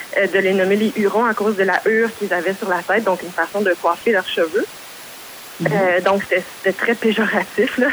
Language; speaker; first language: French; native; French